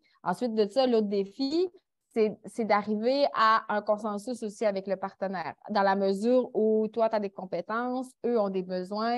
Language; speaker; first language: French; native; French